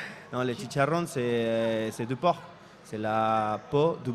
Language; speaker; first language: French; non-native, fluent; Spanish